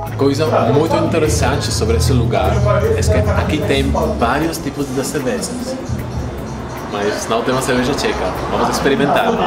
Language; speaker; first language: Portuguese; non-native, fluent; Czech